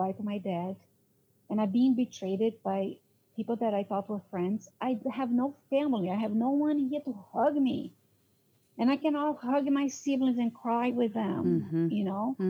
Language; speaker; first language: English; non-native, fluent; Portuguese